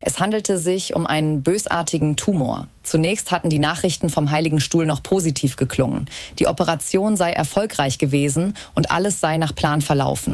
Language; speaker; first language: German; native; German